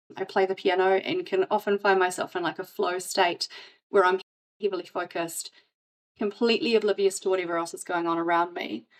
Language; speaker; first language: English; native; English